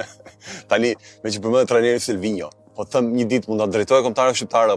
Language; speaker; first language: Albanian; native; Albanian